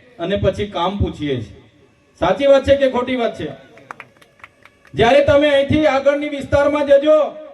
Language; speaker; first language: Gujarati; non-native, local second language; Vasavi